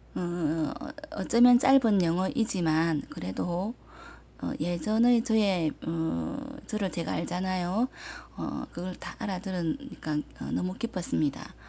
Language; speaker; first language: Korean; native; Korean